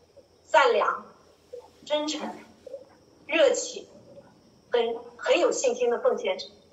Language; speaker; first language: Chinese; native; Chinese